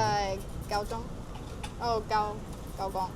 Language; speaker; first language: Chinese; non-native, learner; English